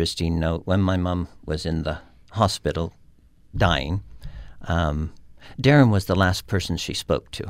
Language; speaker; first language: English; native; English